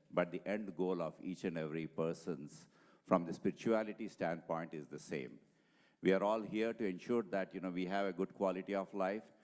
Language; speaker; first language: English; non-native, local second language; Telugu